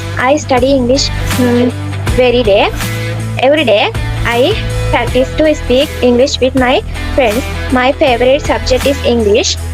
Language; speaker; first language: English; non-native, learner; Sinhala